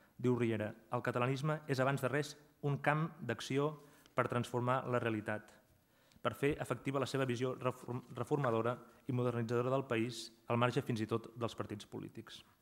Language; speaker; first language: Catalan; native; Catalan